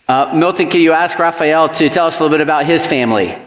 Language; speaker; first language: English; native; English